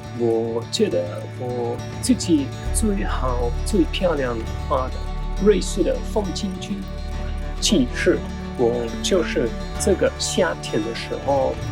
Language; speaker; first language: Chinese; non-native, fluent; German